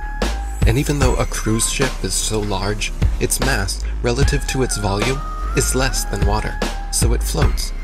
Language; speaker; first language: English; native; English